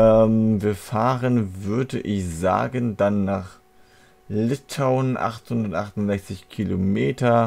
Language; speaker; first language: German; native; German